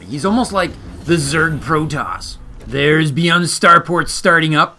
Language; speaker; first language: English; native; English